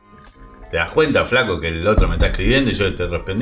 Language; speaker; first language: Spanish; native; Spanish